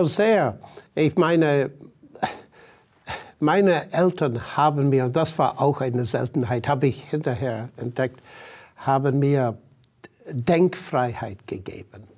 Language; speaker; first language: German; non-native, fluent; English